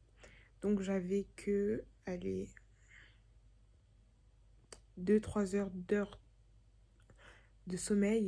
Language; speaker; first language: French; native; French